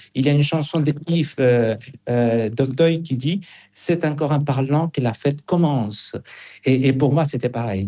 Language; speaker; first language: French; non-native, fluent; Spanish